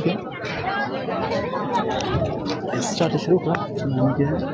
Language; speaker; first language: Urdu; non-native, local second language; Baluchi